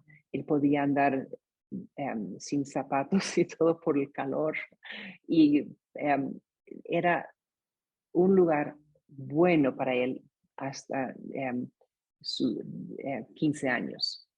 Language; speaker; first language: Spanish; non-native, fluent; English